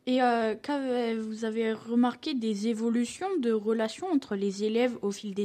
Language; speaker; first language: French; native; French